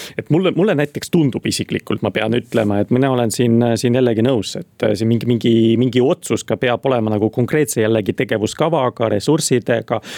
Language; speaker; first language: Estonian; non-native, local second language; Russian